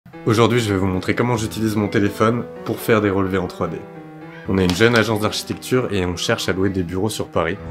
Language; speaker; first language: French; native; French